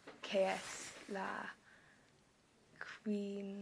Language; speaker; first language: Spanish; non-native, learner; English